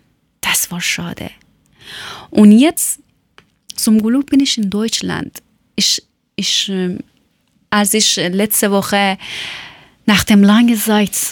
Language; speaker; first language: German; non-native, learner; Persian